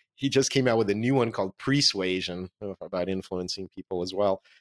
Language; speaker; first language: English; non-native, fluent; Russian